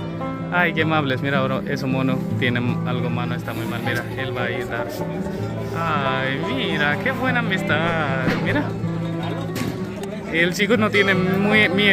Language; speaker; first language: Spanish; non-native, learner; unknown